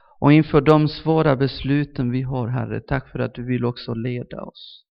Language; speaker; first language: Swedish; non-native, fluent; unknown